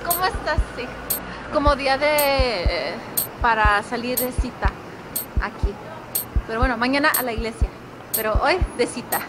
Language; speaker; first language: Spanish; early bilingual, heritage; Spanish